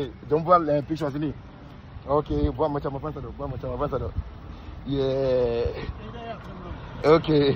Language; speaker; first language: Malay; non-native, fluent; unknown